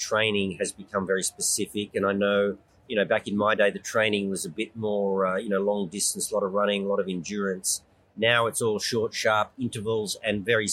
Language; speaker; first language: English; native; English